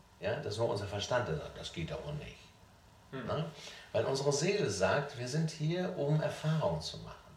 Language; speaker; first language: German; native; German